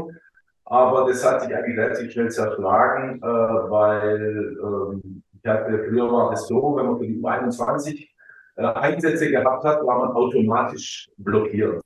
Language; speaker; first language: German; early bilingual, other home language; Croatian